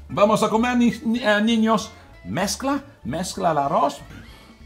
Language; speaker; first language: Spanish; non-native, learner; Italian